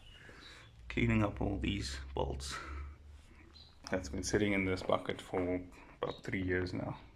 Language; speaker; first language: English; native; English